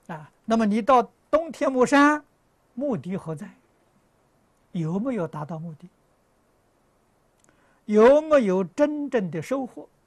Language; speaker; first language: Chinese; native; Chinese